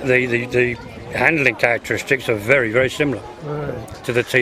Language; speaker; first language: English; native; English